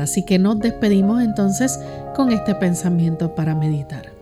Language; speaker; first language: Spanish; native; Spanish